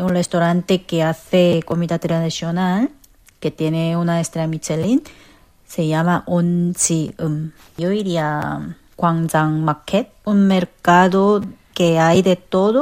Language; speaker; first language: Spanish; non-native, fluent; Korean